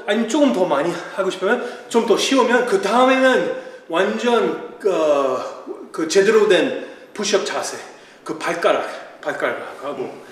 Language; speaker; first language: Korean; early bilingual, heritage; Korean